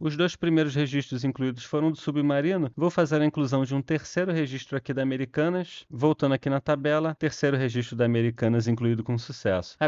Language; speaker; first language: Portuguese; native; Portuguese